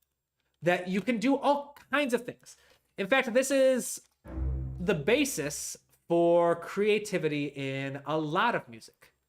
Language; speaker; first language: English; native; English